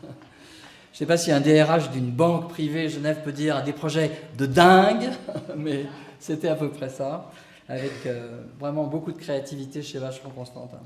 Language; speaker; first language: French; native; French